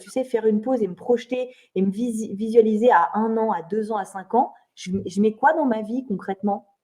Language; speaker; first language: French; native; French